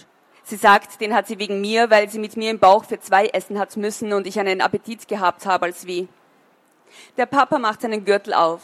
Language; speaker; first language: German; native; German